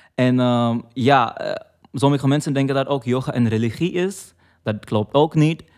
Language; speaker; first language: Dutch; non-native, fluent; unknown